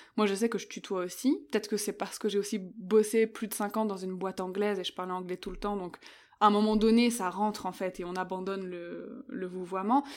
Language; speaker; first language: French; native; French